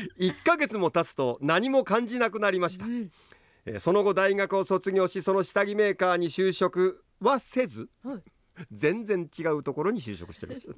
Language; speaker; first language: Japanese; native; Japanese